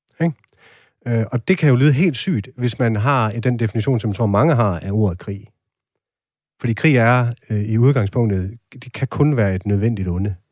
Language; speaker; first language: Danish; native; Danish